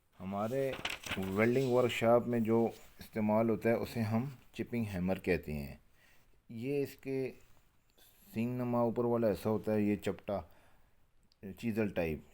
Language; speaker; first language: Urdu; native; Urdu